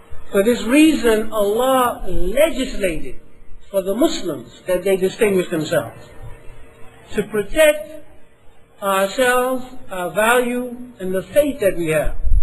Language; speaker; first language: English; native; English